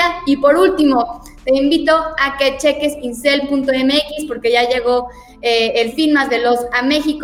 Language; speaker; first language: Spanish; native; Spanish